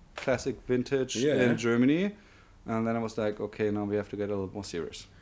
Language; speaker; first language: English; non-native, fluent; German